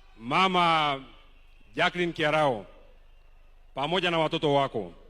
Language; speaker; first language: Swahili; non-native, local second language; Kikuyu